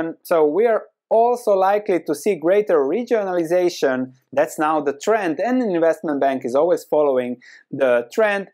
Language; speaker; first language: English; non-native, fluent; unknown